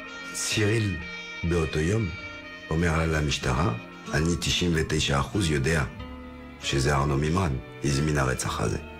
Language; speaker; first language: Hebrew; non-native, fluent; French